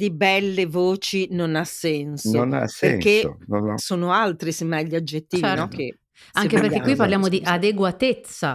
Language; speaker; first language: Italian; native; Italian